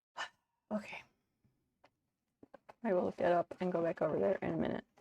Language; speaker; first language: English; native; English